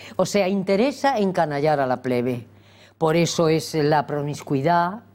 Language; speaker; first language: Spanish; native; Spanish